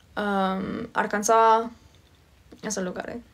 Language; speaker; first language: Spanish; non-native, fluent; English